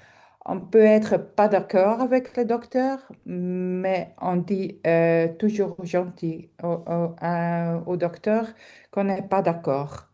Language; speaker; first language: French; non-native, local second language; Dutch